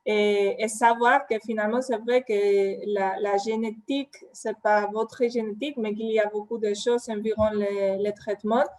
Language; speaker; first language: French; non-native, fluent; Spanish